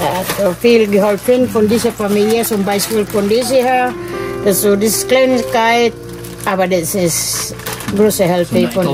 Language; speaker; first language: German; non-native, learner; Filipino